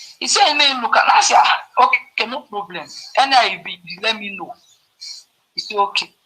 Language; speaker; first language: Nigerian Pidgin; non-native, local second language; Yoruba